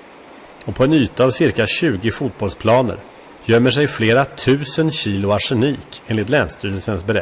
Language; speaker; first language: Swedish; native; Swedish